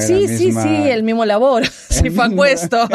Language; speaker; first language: Italian; non-native, learner; Spanish